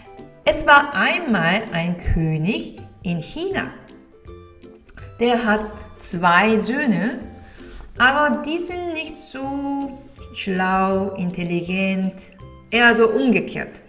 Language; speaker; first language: German; non-native, fluent; Korean